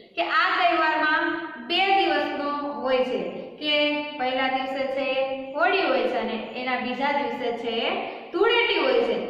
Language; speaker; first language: Gujarati; native; Gujarati